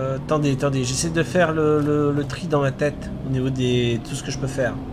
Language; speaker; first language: French; native; French